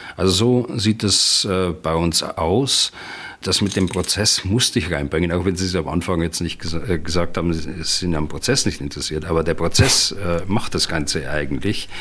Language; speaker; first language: German; native; German